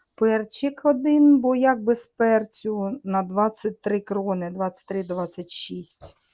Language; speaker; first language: Ukrainian; native; Ukrainian